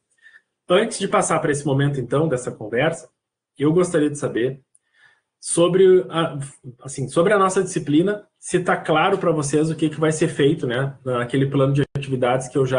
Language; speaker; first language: Portuguese; native; Portuguese